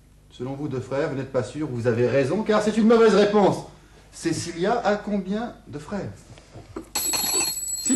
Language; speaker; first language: French; native; French